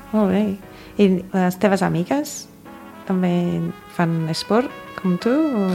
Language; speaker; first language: Catalan; non-native, fluent; English